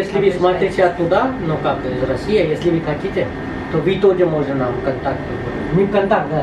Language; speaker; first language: Russian; non-native, learner; Hindi